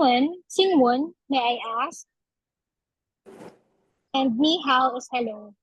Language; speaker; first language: English; non-native, learner; Filipino